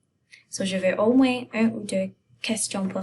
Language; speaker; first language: French; non-native, fluent; English